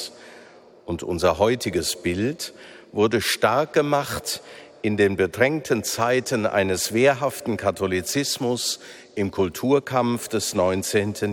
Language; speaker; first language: German; native; German